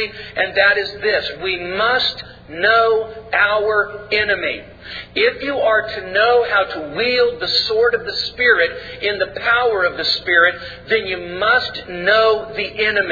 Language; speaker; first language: English; native; English